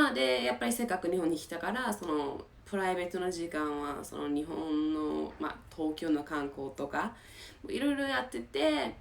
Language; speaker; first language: Japanese; non-native, fluent; English